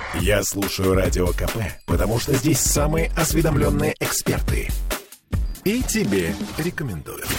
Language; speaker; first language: Russian; early bilingual, heritage; Russian